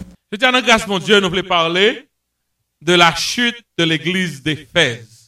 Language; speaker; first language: French; native; French